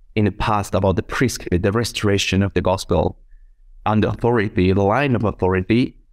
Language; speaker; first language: English; non-native, fluent; Spanish